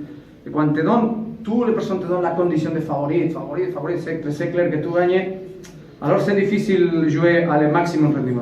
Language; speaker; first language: French; non-native, fluent; Spanish